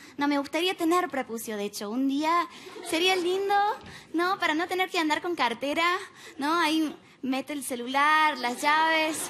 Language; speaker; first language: Spanish; non-native, fluent; English